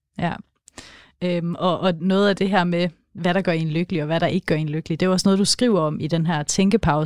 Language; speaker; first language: Danish; native; Danish